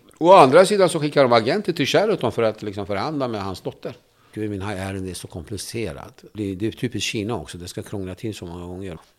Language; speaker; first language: Swedish; non-native, fluent; Kurdish